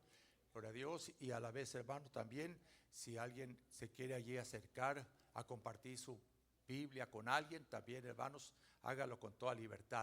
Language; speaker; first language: Spanish; native; Spanish